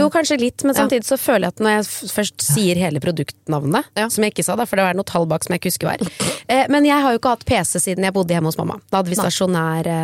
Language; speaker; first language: Norwegian; native; Norwegian